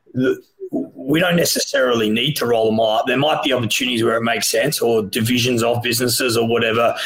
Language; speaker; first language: English; native; English